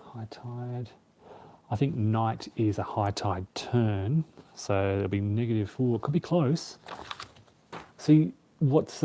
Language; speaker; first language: English; native; English